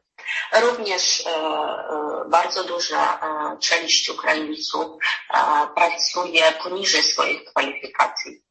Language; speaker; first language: Polish; non-native, fluent; Ukrainian